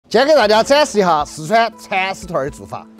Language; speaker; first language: Chinese; native; Chinese